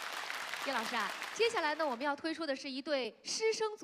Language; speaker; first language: Chinese; native; Chinese